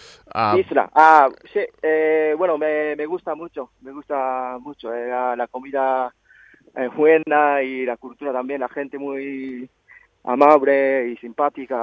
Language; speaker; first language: Spanish; non-native, learner; Japanese